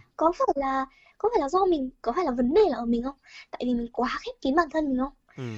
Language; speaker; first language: Vietnamese; early bilingual, heritage; Vietnamese